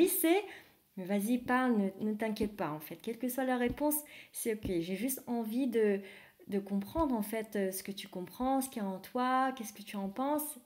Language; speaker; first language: French; early bilingual, other home language; Vietnamese